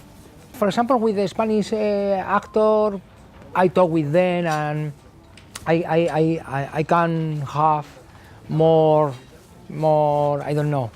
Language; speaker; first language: English; non-native, learner; Spanish